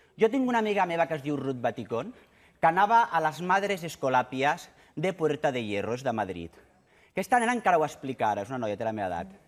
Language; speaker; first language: Catalan; native; Catalan